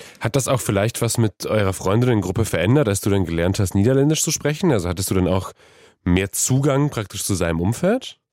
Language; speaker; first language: German; non-native, fluent; Polish